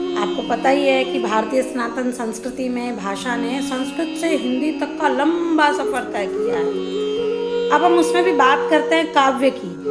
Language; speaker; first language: Hindi; native; Hindi